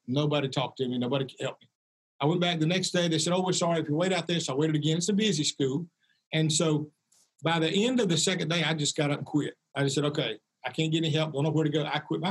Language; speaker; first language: English; native; English